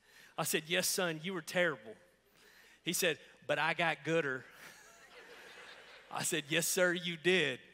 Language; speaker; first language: English; native; English